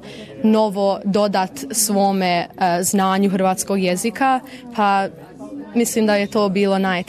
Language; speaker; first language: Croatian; early bilingual, heritage; Croatian